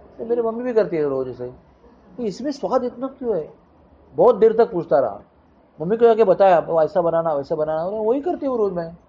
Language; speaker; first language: Hindi; non-native, local second language; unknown